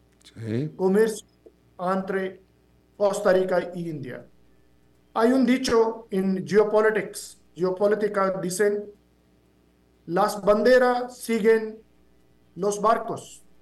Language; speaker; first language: Spanish; non-native, fluent; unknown